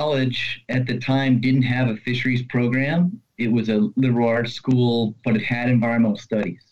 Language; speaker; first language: English; native; English